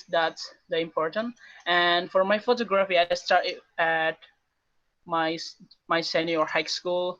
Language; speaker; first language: English; non-native, learner; Indonesian